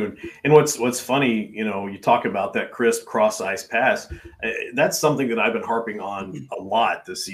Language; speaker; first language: English; native; English